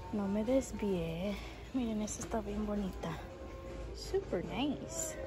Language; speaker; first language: Spanish; early bilingual, heritage; Spanish